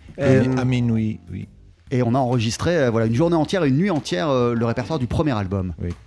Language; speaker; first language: French; native; French